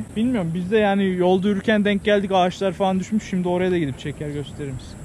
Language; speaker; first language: Turkish; native; Turkish